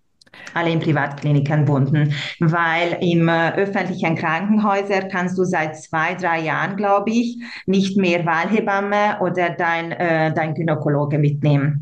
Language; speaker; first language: German; non-native, local second language; Hungarian